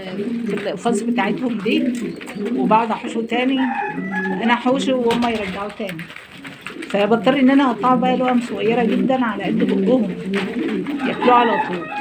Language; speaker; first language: Arabic; native; Arabic